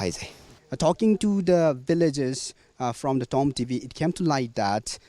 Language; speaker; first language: English; non-native, local second language; Manipuri